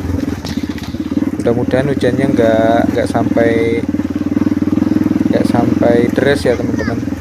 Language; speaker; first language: Indonesian; native; Indonesian